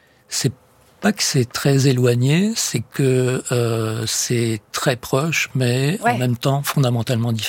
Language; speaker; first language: French; native; French